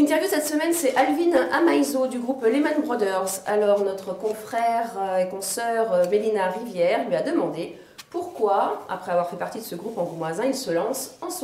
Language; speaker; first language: French; native; French